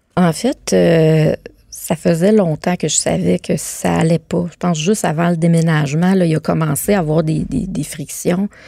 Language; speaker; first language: French; native; French